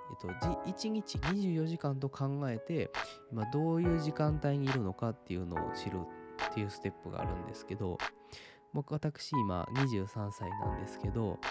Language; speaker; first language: Japanese; native; Japanese